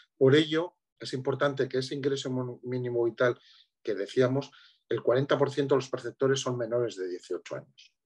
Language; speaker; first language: Spanish; native; Spanish